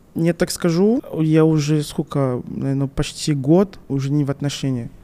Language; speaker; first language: Russian; non-native, fluent; French